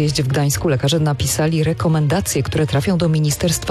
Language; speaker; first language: Polish; native; Polish